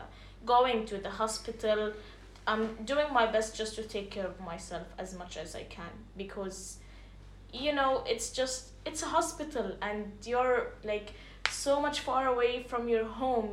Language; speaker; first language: English; non-native, fluent; Arabic